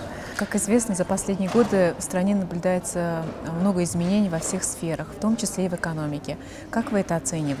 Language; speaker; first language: Russian; native; Russian